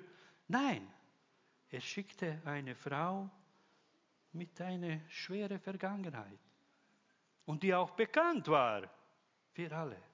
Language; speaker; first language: German; non-native, fluent; Croatian